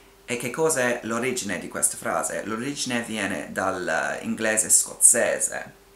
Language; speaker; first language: Italian; non-native, fluent; English